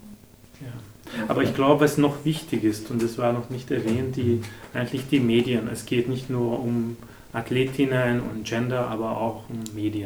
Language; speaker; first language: German; non-native, fluent; Hungarian